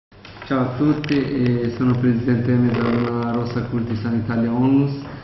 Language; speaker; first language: Italian; non-native, learner; Kurdish